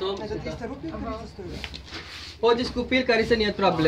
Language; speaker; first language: Russian; non-native, learner; Sinhala